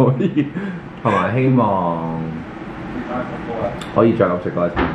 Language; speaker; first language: Chinese; native; Chinese